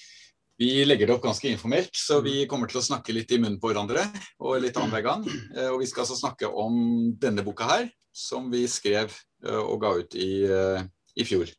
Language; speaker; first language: Norwegian; native; Norwegian